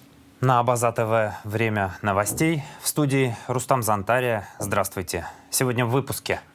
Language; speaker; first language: Russian; native; Russian